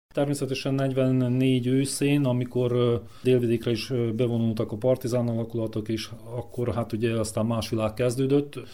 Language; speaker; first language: Hungarian; native; Hungarian